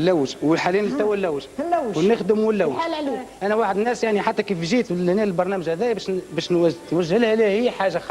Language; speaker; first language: Arabic; native; Arabic